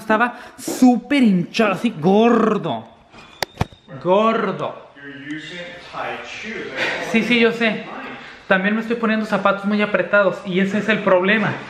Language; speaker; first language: Spanish; native; Spanish